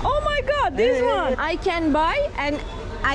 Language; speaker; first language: English; non-native, learner; Turkish